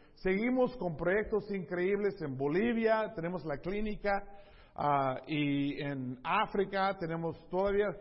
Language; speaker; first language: Spanish; early bilingual, heritage; Spanish